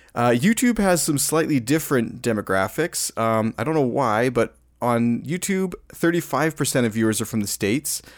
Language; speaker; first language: English; native; English